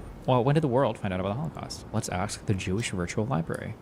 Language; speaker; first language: English; native; English